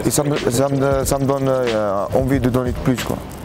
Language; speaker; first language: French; non-native, local second language; Arabic